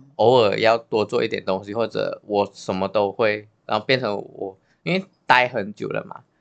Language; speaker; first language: Chinese; native; Chinese